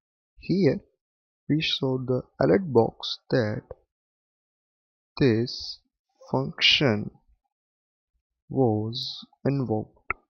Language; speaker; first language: English; non-native, local second language; Gujarati